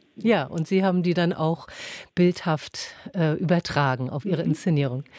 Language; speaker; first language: German; native; German